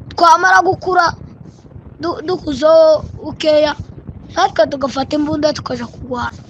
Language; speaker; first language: Rundi; native; Rundi